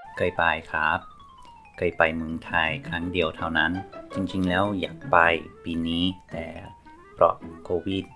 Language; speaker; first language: Thai; non-native, learner; English